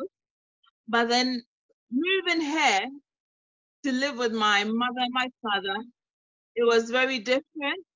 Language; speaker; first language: English; non-native, local second language; Akan